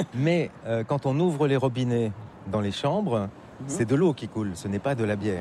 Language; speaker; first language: French; native; French